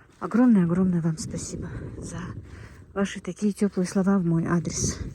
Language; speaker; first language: Russian; native; Russian